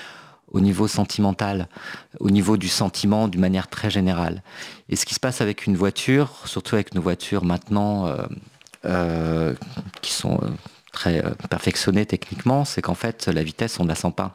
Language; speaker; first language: French; native; French